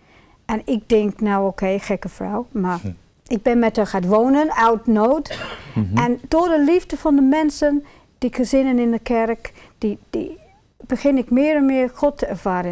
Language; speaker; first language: Dutch; non-native, fluent; English